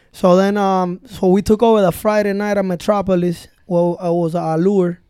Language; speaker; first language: English; early bilingual, other home language; Spanish